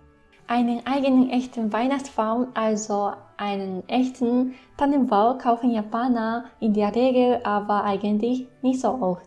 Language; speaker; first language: German; non-native, fluent; Japanese